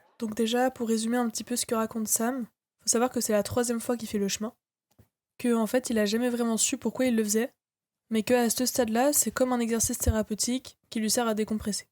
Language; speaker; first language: French; native; French